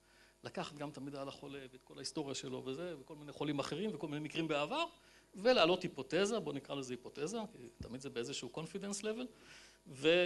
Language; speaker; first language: Hebrew; native; Hebrew